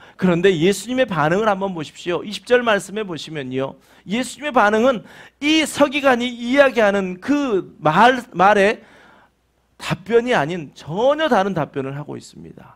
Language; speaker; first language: Korean; native; Korean